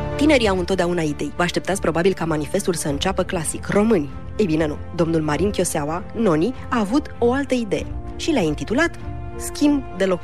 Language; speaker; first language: Romanian; native; Romanian